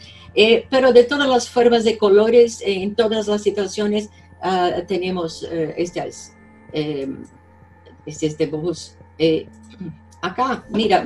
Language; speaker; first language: Spanish; non-native, fluent; Portuguese